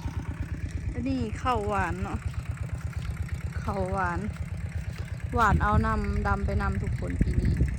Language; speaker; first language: Thai; non-native, local second language; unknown